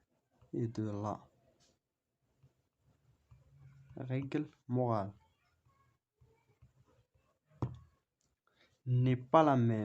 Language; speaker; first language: French; non-native, local second language; Arabic